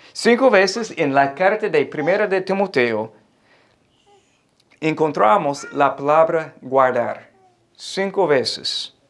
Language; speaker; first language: Spanish; non-native, fluent; English